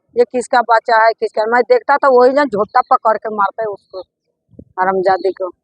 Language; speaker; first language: Hindi; native; Hindi